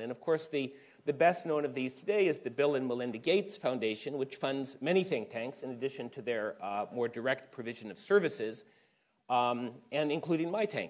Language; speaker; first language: English; native; English